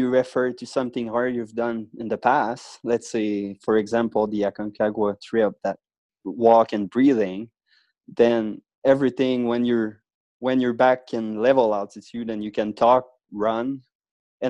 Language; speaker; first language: English; non-native, fluent; French